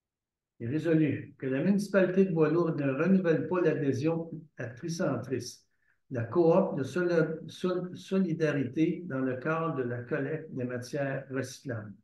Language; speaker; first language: French; native; French